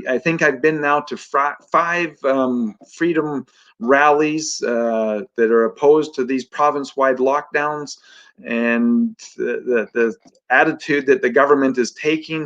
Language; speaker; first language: English; native; English